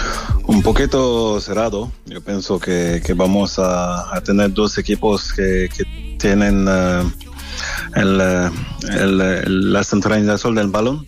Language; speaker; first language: Spanish; non-native, fluent; French